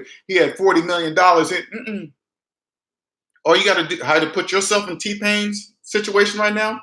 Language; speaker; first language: English; native; English